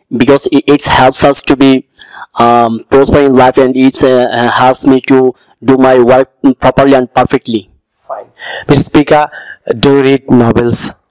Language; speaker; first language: English; non-native, local second language; Bangla